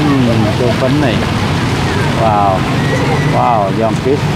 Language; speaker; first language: English; non-native, learner; Vietnamese